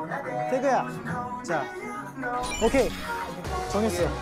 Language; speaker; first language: Korean; native; Korean